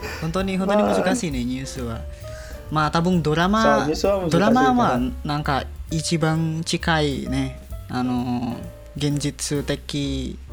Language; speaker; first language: Japanese; non-native, learner; Indonesian